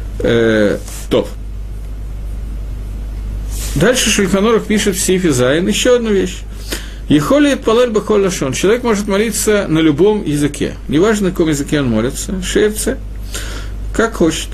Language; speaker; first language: Russian; native; Russian